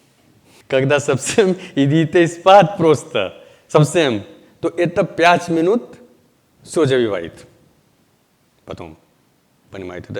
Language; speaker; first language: Russian; non-native, learner; Hindi